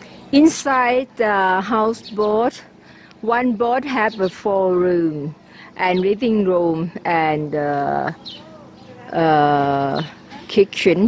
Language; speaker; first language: English; non-native, learner; Thai